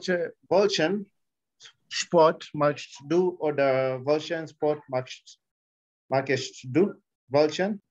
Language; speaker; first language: German; non-native, learner; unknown